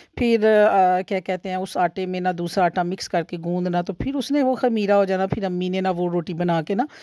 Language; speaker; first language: Urdu; non-native, local second language; Punjabi